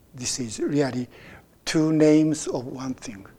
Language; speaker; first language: English; non-native, fluent; Japanese